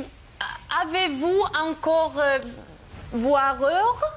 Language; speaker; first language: French; non-native, learner; German